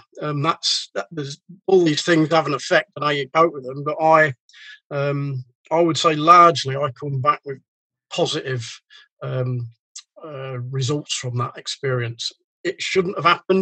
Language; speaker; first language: English; native; English